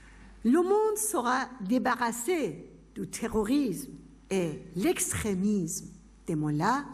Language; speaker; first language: French; non-native, fluent; Persian